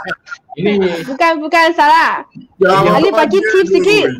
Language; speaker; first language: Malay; non-native, local second language; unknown